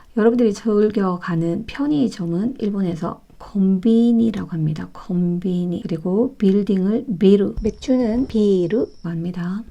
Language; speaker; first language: Korean; native; Korean